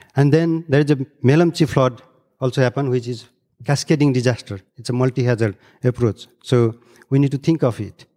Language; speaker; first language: English; non-native, local second language; Nepali